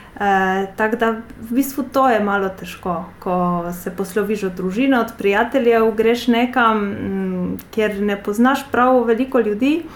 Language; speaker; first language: Slovenian; non-native, fluent; Polish